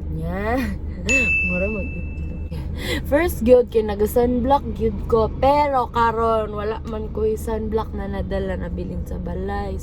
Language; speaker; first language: Cebuano; non-native, local second language; Filipino